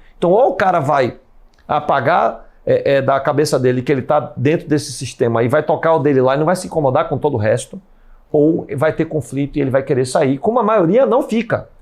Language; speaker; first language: Portuguese; native; Portuguese